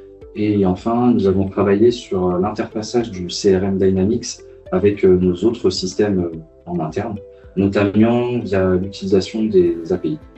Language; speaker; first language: French; native; French